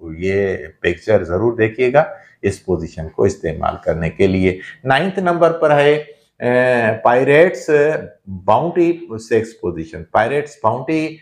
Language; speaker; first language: Urdu; non-native, local second language; Sindhi